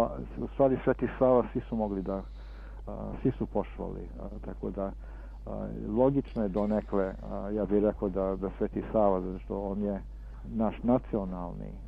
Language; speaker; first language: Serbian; early bilingual, heritage; Serbian